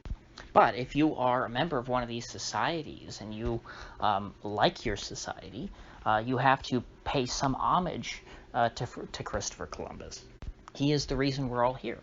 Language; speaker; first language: English; native; English